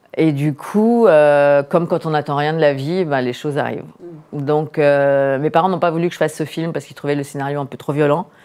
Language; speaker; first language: French; native; French